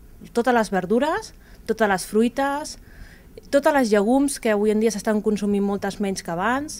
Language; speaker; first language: Catalan; native; Catalan